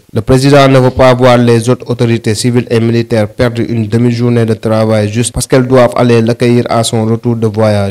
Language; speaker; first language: French; non-native, local second language; Wolof